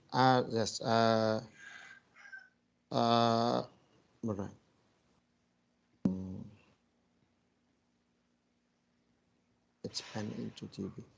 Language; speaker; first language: English; non-native, learner; Vietnamese